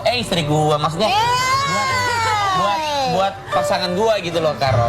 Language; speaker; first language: Indonesian; native; Indonesian